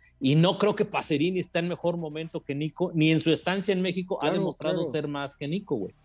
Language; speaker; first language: Spanish; native; Spanish